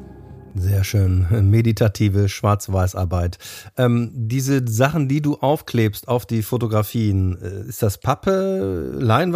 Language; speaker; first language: German; native; German